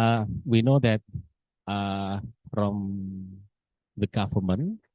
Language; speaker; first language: English; non-native, learner; Indonesian